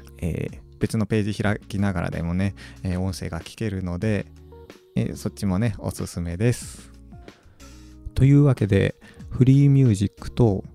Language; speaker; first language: Japanese; native; Japanese